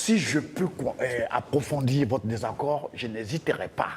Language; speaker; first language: French; non-native, local second language; Dyula